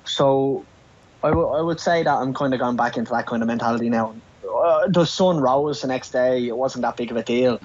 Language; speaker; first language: English; native; English